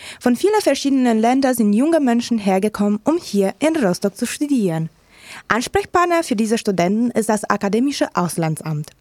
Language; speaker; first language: German; non-native, fluent; Romanian